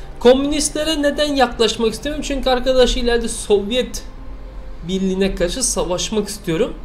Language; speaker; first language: Turkish; early bilingual, heritage; Turkish